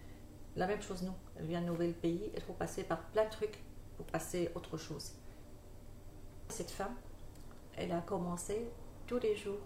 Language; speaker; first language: French; non-native, learner; Arabic